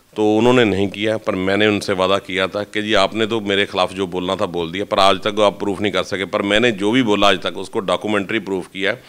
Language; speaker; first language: Hindi; non-native, local second language; Punjabi